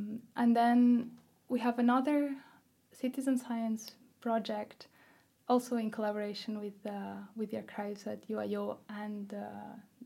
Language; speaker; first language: English; non-native, fluent; Spanish